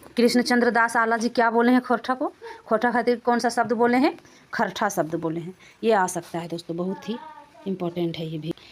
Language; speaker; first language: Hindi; native; Hindi